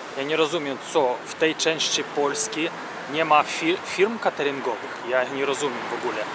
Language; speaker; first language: Polish; non-native, fluent; Russian